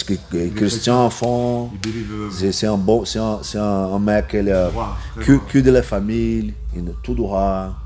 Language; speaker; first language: French; non-native, learner; Portuguese